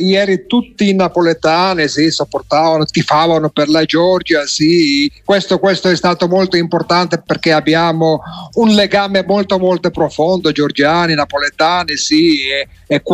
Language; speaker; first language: Italian; non-native, fluent; Georgian